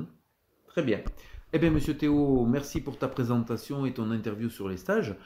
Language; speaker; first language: French; native; French